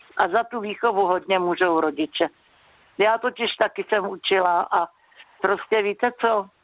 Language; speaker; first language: Czech; native; Czech